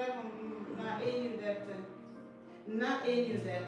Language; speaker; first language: Dutch; non-native, learner; English